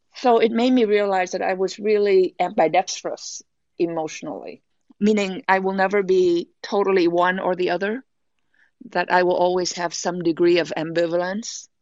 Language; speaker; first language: English; non-native, fluent; Vietnamese